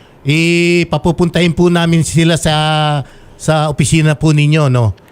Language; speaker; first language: Filipino; native; Filipino